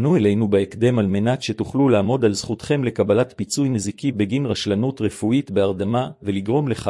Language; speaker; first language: Hebrew; native; Hebrew